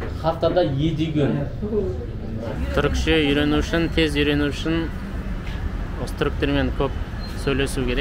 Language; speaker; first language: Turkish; non-native, learner; Kazakh